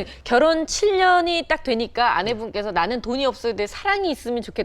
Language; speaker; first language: Korean; native; Korean